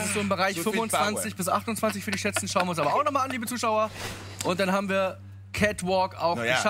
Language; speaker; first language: German; native; German